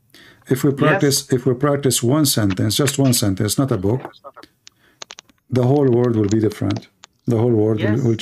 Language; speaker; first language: English; non-native, fluent; Arabic